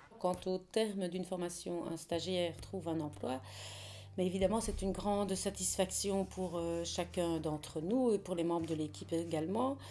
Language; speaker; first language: French; native; French